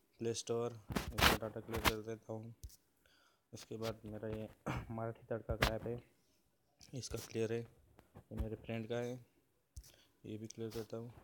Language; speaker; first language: Hindi; non-native, local second language; Marathi